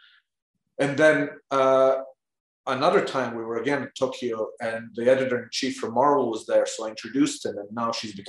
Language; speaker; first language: English; non-native, fluent; Bosnian